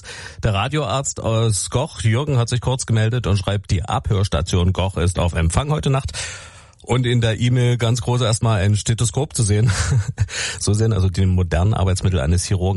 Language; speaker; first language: German; native; German